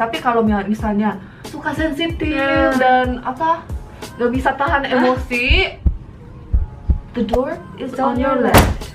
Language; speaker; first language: Indonesian; early bilingual, heritage; Korean